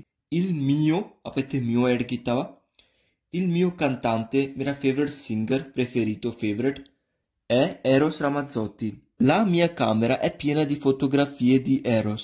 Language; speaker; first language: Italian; non-native, fluent; Punjabi